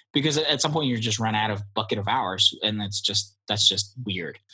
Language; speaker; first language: English; early bilingual, other home language; Polish